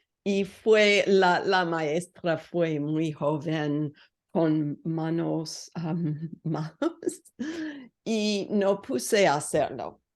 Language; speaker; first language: Spanish; non-native, learner; English